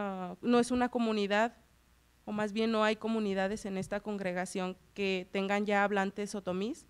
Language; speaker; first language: Spanish; native; Spanish